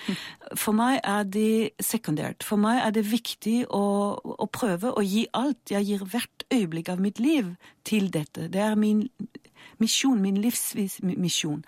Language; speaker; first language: Norwegian; non-native, fluent; German